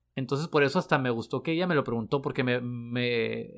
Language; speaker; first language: Spanish; native; Spanish